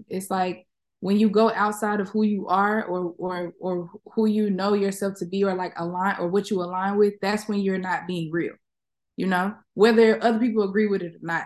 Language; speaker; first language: English; native; English